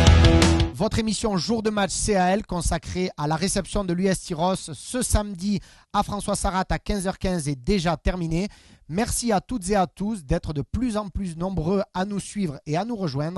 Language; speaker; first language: French; native; French